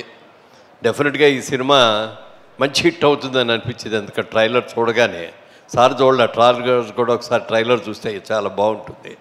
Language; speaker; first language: Telugu; native; Telugu